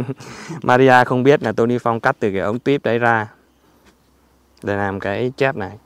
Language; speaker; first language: Vietnamese; native; Vietnamese